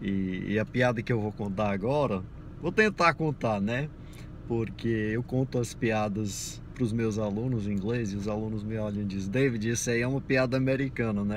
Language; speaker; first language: Portuguese; non-native, fluent; English